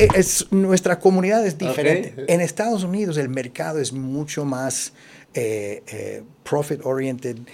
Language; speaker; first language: Spanish; early bilingual, heritage; Spanish